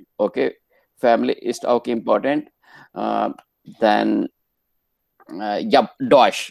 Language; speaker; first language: German; non-native, learner; Hindi